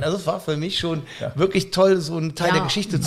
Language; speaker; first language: German; native; German